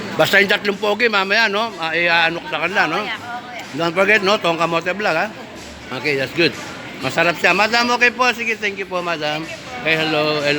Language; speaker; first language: Filipino; non-native, local second language; Pampanga